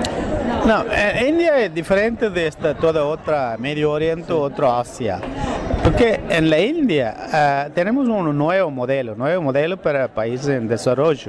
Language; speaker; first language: Spanish; non-native, fluent; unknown